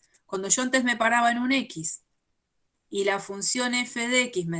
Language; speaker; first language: Spanish; native; Spanish